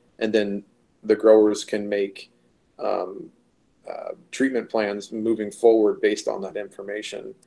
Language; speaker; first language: English; native; English